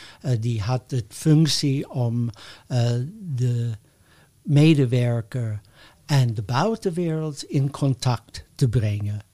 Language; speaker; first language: Dutch; non-native, fluent; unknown